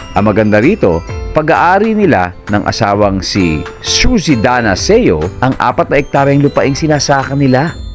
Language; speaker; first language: Filipino; native; Filipino